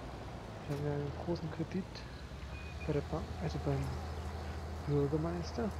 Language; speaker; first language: German; native; German